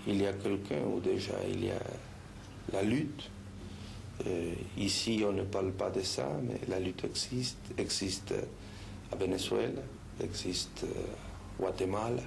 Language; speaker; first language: French; non-native, learner; Spanish